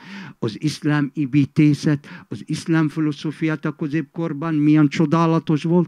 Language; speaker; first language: Hungarian; non-native, fluent; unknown